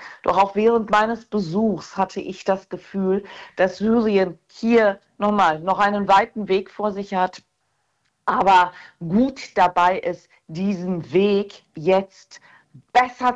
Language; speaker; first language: German; early bilingual, other home language; Turkish